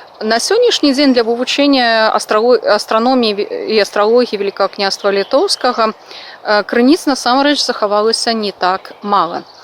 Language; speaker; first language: Belarusian; non-native, local second language; Russian